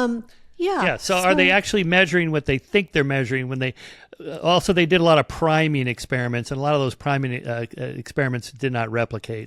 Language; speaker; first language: English; native; English